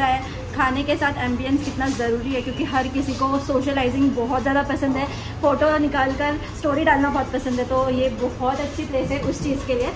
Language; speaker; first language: Hindi; native; Hindi